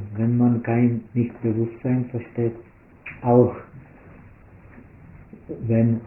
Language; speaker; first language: German; non-native, fluent; Czech